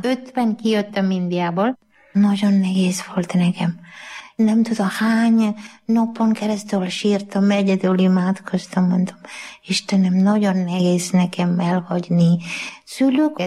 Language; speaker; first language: Hungarian; non-native, learner; Malayalam